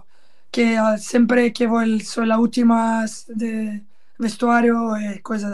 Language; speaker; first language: Spanish; non-native, learner; Portuguese